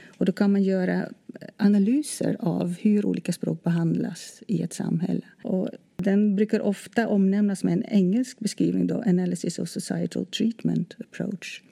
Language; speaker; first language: Swedish; non-native, fluent; Dutch